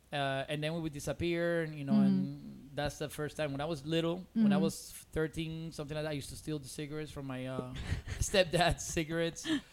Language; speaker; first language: English; non-native, fluent; Spanish